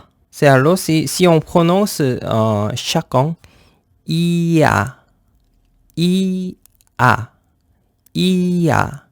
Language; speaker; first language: French; non-native, fluent; Korean